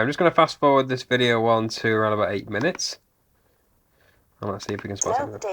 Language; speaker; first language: English; native; English